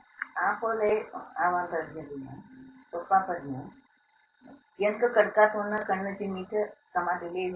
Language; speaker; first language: Malayalam; non-native, local second language; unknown